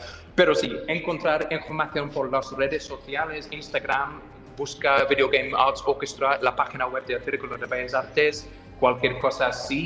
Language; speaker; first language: Spanish; non-native, fluent; English